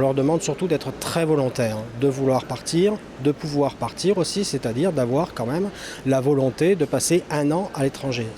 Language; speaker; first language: French; native; French